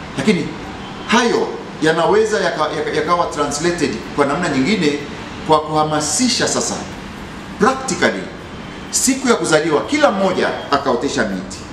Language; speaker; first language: Swahili; native; Swahili